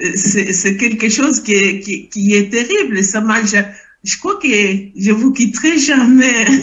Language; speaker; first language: French; non-native, local second language; Lingala